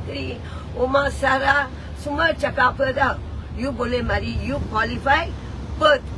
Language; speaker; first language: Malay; non-native, local second language; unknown